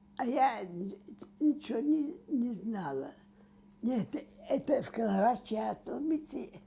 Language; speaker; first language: Russian; non-native, local second language; Yiddish